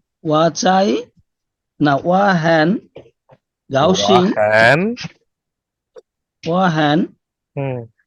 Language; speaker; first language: Chinese; non-native, learner; Bangla